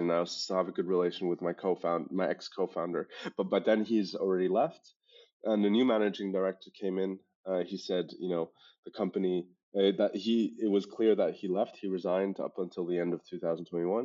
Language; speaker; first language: English; non-native, local second language; German